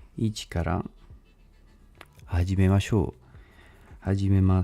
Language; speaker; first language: Japanese; non-native, learner; English